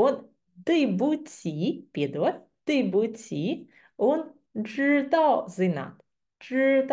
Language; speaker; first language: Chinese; non-native, fluent; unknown